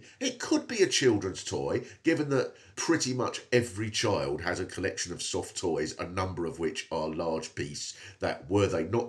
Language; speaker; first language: English; native; English